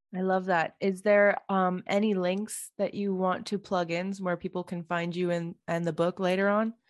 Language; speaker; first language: English; native; English